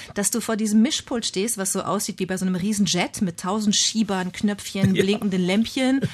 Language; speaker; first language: German; native; German